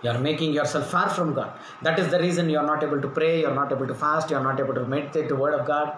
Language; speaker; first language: English; non-native, local second language; Telugu